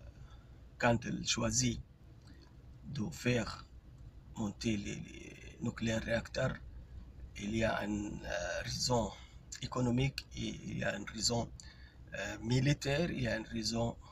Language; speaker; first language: French; non-native, fluent; Arabic